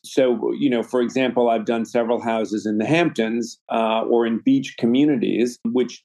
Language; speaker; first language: English; native; English